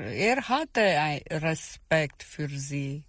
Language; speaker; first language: German; non-native, learner; Romanian